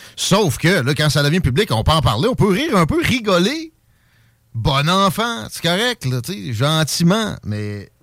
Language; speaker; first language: French; native; French